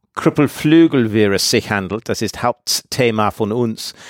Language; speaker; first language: German; non-native, fluent; English